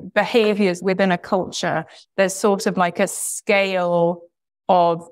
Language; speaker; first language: English; native; English